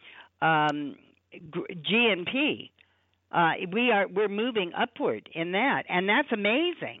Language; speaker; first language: English; native; English